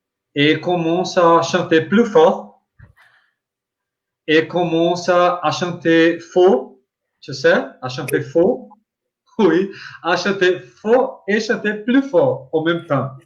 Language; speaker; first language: French; non-native, learner; Portuguese